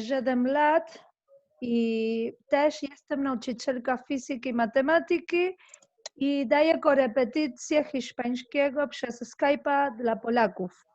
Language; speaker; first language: Polish; non-native, fluent; Spanish